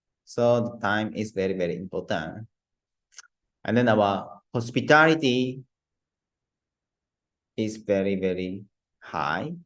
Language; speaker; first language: English; non-native, learner; Japanese